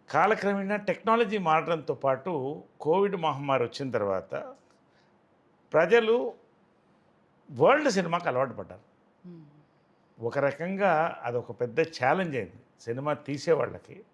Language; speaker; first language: Telugu; native; Telugu